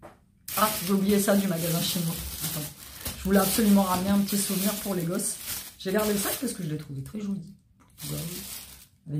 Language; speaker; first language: French; native; French